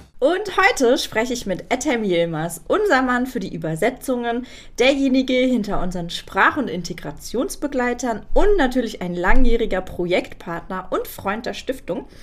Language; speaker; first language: German; native; German